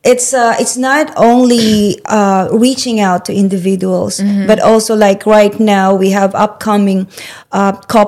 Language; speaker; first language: English; non-native, local second language; Filipino